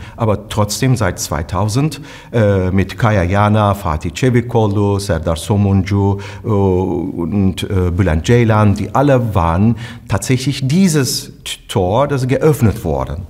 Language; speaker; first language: German; non-native, fluent; Turkish